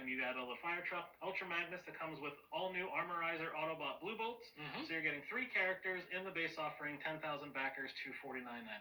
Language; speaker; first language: English; native; English